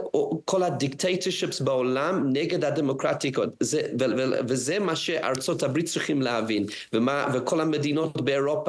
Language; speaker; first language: Hebrew; non-native, fluent; English